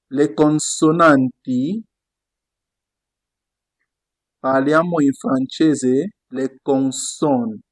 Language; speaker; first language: Italian; non-native, fluent; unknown